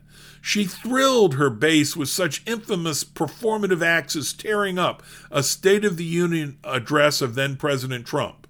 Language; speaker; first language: English; native; English